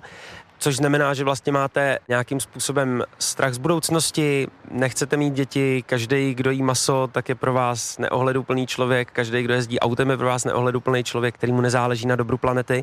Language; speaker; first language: Czech; native; Czech